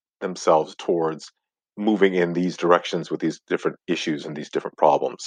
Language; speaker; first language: English; non-native, local second language; Akan